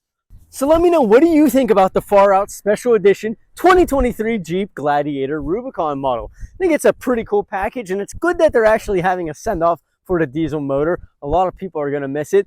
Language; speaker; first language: English; native; English